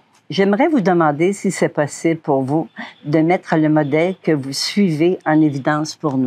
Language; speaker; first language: French; native; French